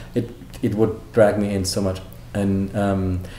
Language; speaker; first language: English; non-native, fluent; German